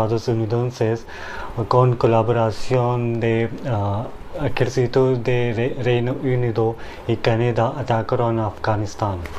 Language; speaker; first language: Spanish; non-native, learner; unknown